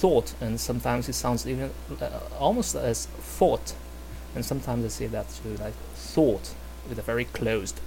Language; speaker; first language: English; non-native, fluent; Portuguese